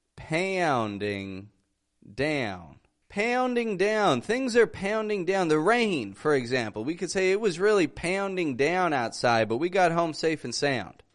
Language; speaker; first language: English; native; English